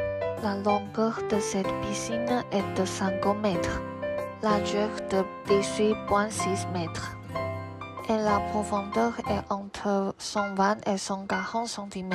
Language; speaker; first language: French; non-native, learner; Chinese